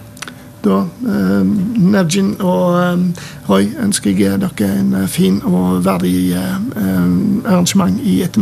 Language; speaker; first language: Norwegian; native; Norwegian